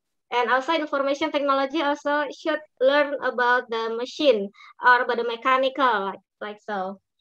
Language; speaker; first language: English; non-native, fluent; Indonesian